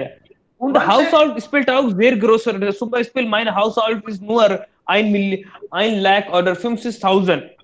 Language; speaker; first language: German; non-native, learner; Hindi